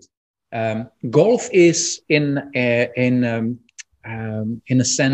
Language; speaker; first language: English; non-native, fluent; Czech